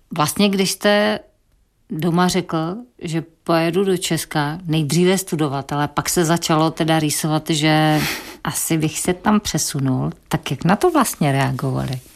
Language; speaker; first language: Czech; native; Czech